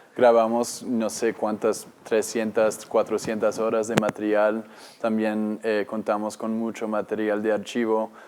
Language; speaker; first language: Spanish; non-native, fluent; English